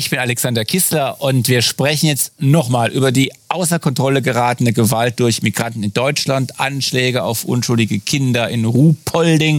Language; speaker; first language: German; native; German